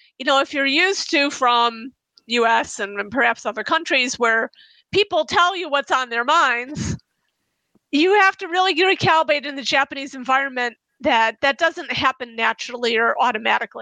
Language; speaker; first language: English; native; English